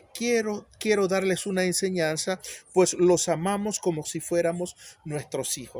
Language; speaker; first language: Spanish; native; Spanish